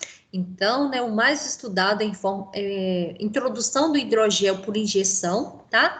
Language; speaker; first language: Portuguese; native; Portuguese